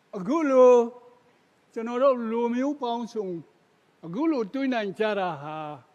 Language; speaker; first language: Burmese; non-native, local second language; Tedim Chin